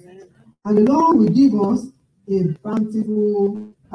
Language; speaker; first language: English; non-native, local second language; Yoruba